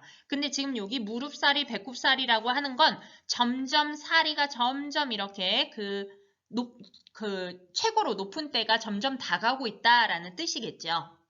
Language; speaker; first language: Korean; native; Korean